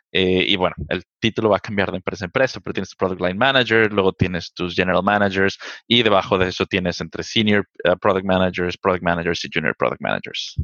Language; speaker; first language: Spanish; native; Spanish